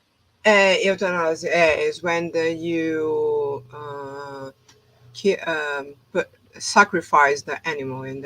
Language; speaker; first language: English; non-native, fluent; Portuguese